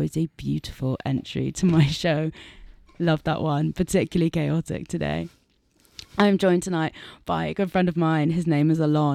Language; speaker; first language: English; native; English